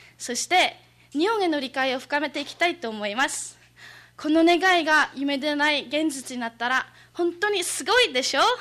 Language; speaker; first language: Japanese; non-native, learner; English